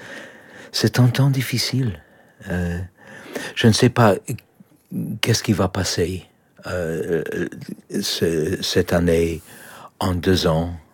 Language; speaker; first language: French; non-native, learner; Polish